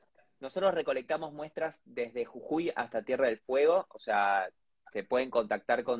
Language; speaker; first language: Spanish; native; Spanish